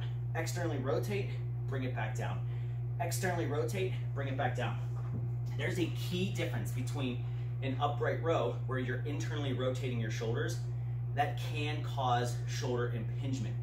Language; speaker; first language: English; native; English